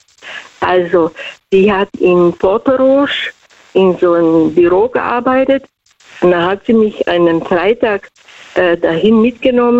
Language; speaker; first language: German; non-native, fluent; Slovenian